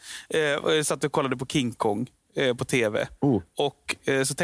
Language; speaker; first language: Swedish; native; Swedish